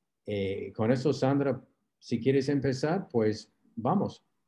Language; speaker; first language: Spanish; non-native, fluent; English